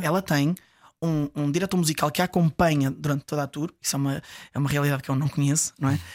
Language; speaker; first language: Portuguese; native; Portuguese